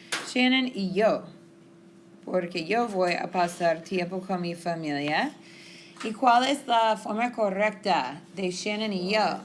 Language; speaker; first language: Spanish; non-native, fluent; English